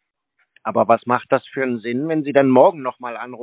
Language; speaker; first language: German; native; German